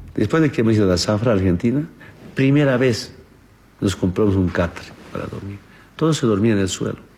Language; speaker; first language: Spanish; non-native, local second language; Aymara